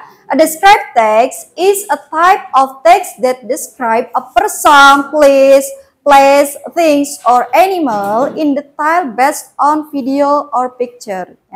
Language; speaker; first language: English; non-native, learner; Indonesian